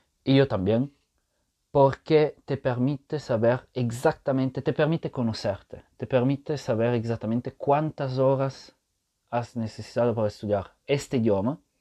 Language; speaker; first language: Spanish; non-native, fluent; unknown